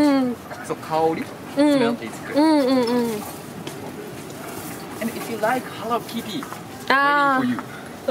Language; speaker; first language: English; non-native, learner; Japanese